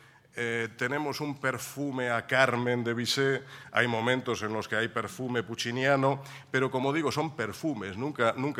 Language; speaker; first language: Spanish; native; Spanish